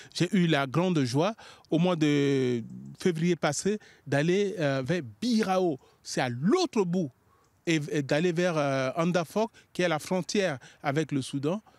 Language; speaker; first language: French; non-native, local second language; Sango